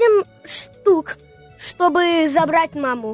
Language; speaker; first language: Russian; early bilingual, heritage; Russian